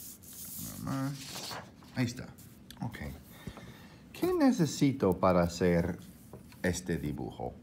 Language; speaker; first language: Spanish; non-native, fluent; English